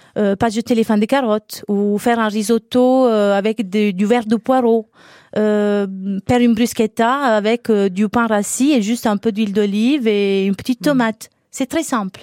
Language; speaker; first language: French; non-native, fluent; Italian